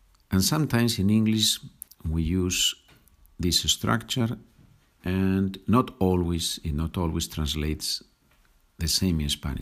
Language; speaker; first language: English; non-native, fluent; Spanish